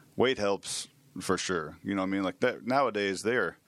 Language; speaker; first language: English; native; English